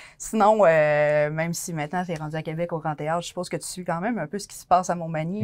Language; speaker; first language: French; native; French